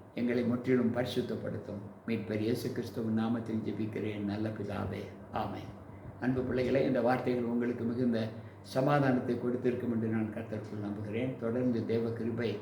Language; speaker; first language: Tamil; native; Tamil